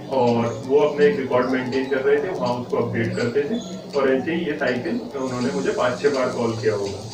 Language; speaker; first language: Hindi; native; Hindi